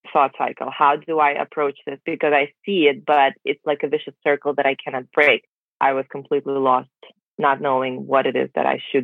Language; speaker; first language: English; non-native, fluent; Russian